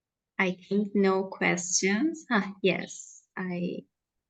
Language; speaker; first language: English; non-native, fluent; Turkish